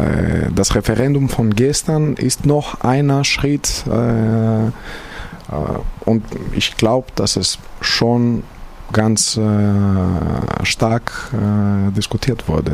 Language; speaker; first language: German; non-native, fluent; Greek